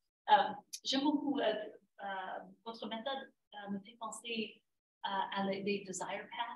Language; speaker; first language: French; non-native, fluent; English